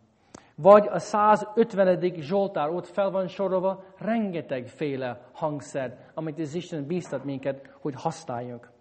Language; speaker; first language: Hungarian; non-native, fluent; English